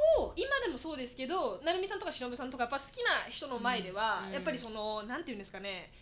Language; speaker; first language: Japanese; native; Japanese